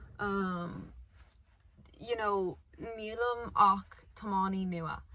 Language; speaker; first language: Irish; non-native, local second language; English